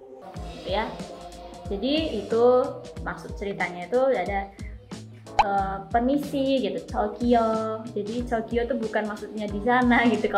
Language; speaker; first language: Indonesian; native; Indonesian